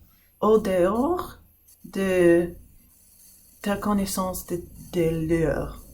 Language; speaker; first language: French; non-native, fluent; English